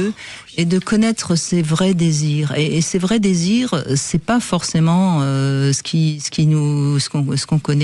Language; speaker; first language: French; native; French